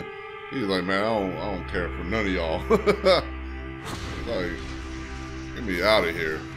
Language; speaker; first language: English; native; English